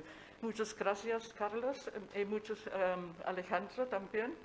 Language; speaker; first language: Spanish; non-native, fluent; German